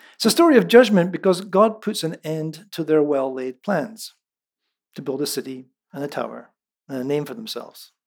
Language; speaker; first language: English; non-native, local second language; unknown